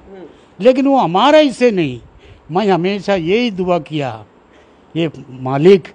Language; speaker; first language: Hindi; non-native, local second language; Malayalam